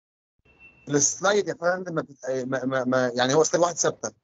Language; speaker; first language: Arabic; native; Arabic